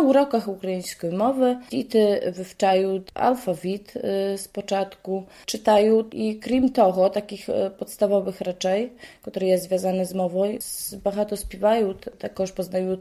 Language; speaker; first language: Polish; non-native, local second language; Ukrainian